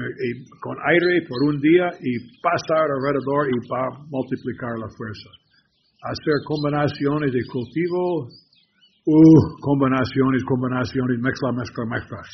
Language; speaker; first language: Spanish; non-native, learner; English